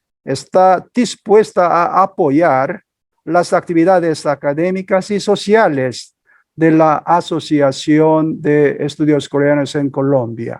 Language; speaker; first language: Spanish; non-native, fluent; Korean